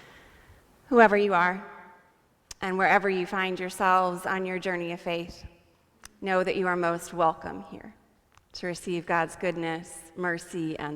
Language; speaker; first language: English; native; English